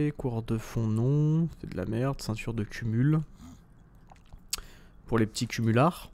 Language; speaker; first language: French; native; French